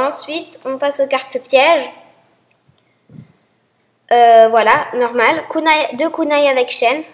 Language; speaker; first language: French; native; French